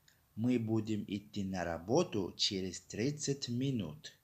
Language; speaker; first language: Russian; non-native, fluent; Tajik